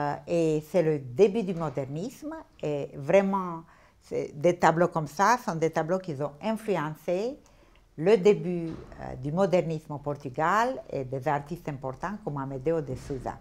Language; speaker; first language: French; non-native, fluent; Portuguese